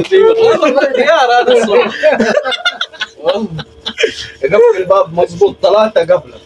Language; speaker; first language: Arabic; non-native, learner; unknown